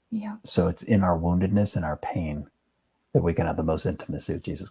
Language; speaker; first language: English; native; English